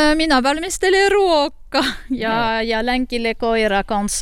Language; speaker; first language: Finnish; non-native, learner; French